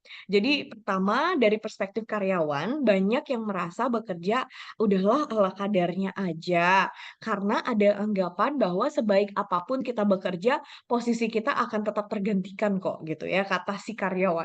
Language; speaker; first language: Indonesian; native; Indonesian